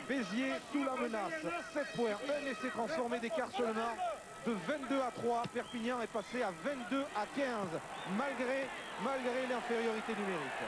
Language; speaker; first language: French; native; French